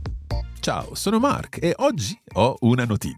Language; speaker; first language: Italian; non-native, fluent; English